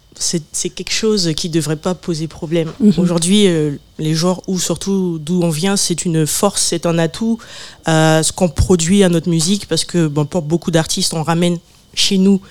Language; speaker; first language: French; native; French